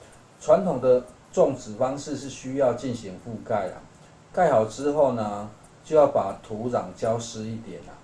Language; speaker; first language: Chinese; native; Chinese